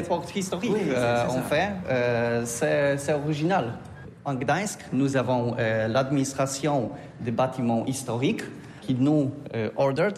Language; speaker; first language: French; non-native, learner; Polish